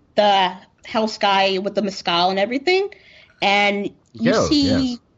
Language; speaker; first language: English; native; English